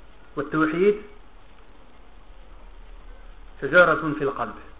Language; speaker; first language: Arabic; non-native, fluent; French